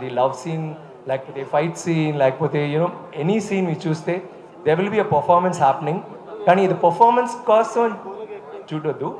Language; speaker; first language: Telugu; non-native, learner; Tamil